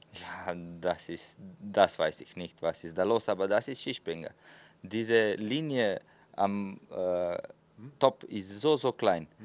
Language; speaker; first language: German; non-native, fluent; Slovenian